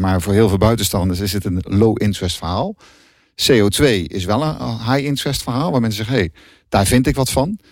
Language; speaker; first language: Dutch; native; Dutch